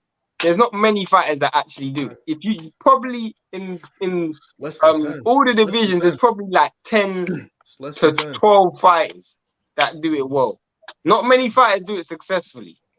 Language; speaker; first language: English; native; English